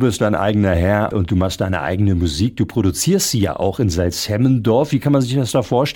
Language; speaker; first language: German; native; German